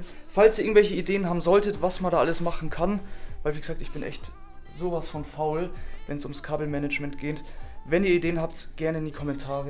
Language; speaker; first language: German; native; German